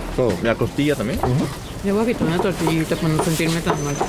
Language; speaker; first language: Spanish; native; Spanish